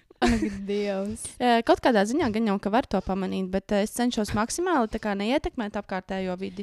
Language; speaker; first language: Latvian; native; Latvian